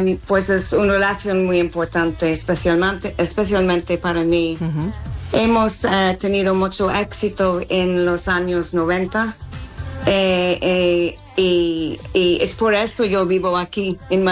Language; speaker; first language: Spanish; non-native, fluent; English